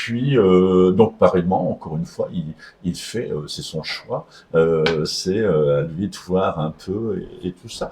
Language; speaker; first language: French; native; French